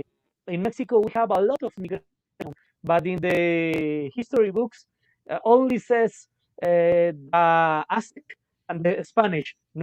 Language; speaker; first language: English; non-native, local second language; Spanish